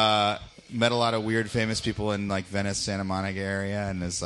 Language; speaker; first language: English; native; English